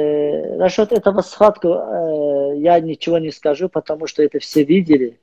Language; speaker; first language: Russian; non-native, learner; Azerbaijani